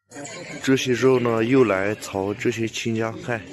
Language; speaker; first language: Chinese; non-native, local second language; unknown